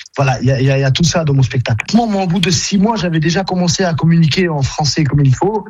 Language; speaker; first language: French; non-native, fluent; Albanian